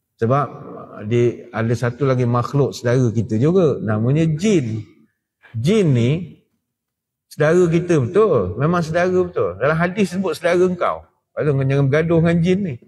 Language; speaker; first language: Malay; native; Malay